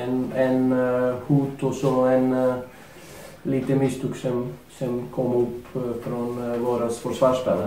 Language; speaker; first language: Swedish; non-native, fluent; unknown